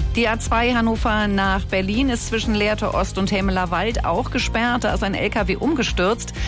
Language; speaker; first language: German; native; German